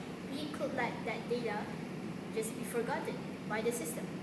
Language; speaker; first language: English; non-native, local second language; Malay